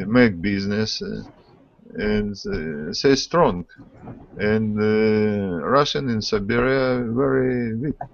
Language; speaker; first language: English; non-native, learner; Russian